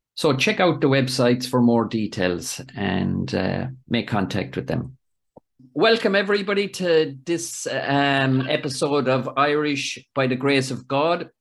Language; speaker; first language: English; native; English